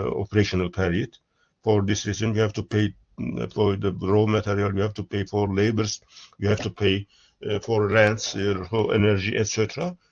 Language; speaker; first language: English; non-native, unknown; Turkish